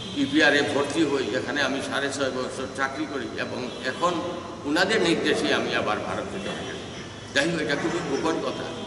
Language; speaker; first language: Bangla; native; Bangla